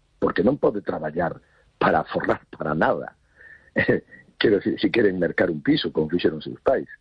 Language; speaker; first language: Galician; non-native, local second language; Spanish